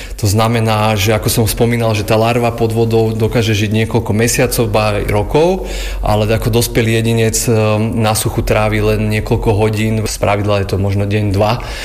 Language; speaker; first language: Slovak; native; Slovak